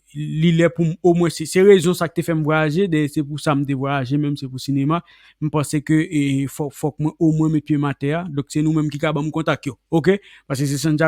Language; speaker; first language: Haitian Creole; native; Haitian Creole